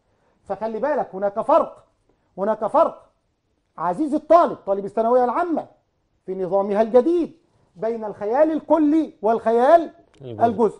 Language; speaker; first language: Arabic; native; Arabic